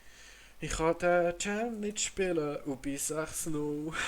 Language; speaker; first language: German; native; German